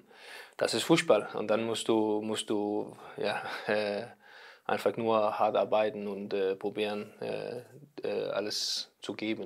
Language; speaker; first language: German; non-native, learner; Danish